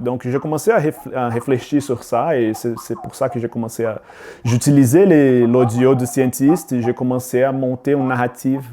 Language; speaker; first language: French; non-native, learner; Portuguese